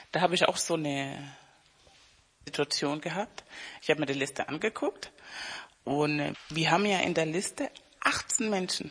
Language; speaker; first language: German; non-native, fluent; Spanish